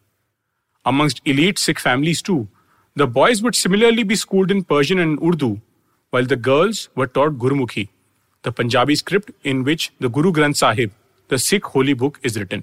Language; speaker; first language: English; non-native, local second language; Hindi